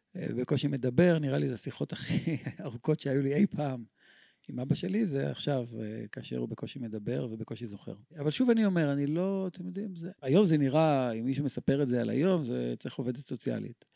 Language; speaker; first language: Hebrew; native; Hebrew